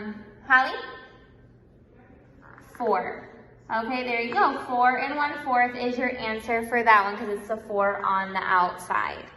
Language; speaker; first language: English; native; English